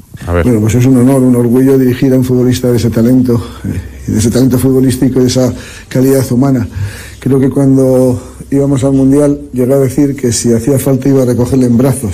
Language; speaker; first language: Spanish; native; Spanish